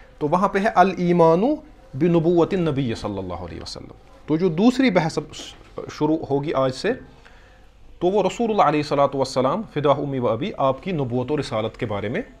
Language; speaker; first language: Urdu; non-native, local second language; Kashmiri